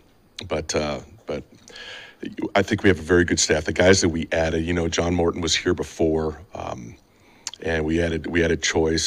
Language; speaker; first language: English; native; English